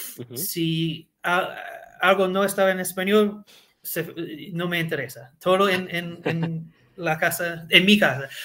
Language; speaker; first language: Spanish; non-native, learner; English